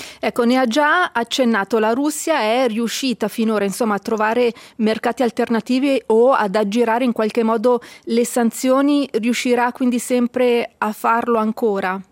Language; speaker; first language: Italian; native; Italian